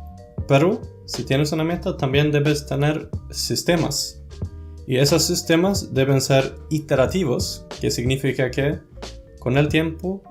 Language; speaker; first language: Spanish; non-native, fluent; Swedish